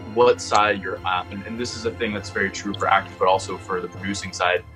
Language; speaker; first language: English; native; English